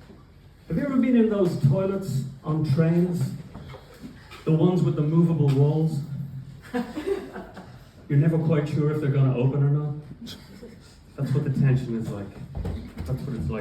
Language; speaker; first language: English; native; English